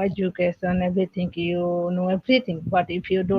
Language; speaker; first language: English; non-native, learner; Odia